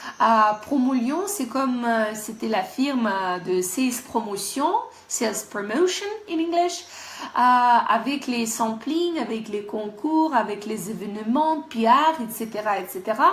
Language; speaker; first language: French; non-native, fluent; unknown